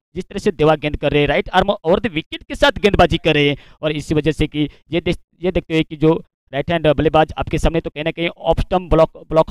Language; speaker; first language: Hindi; non-native, local second language; Marathi